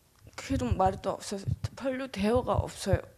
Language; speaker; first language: Korean; non-native, learner; Mongolian